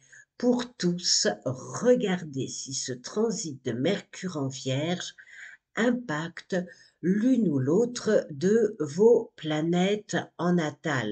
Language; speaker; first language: French; native; French